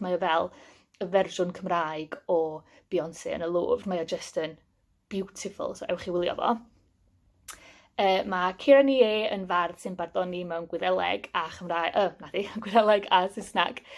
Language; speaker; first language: Welsh; native; Welsh